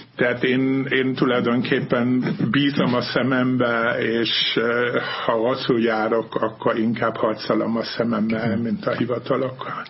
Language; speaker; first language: Hungarian; non-native, fluent; German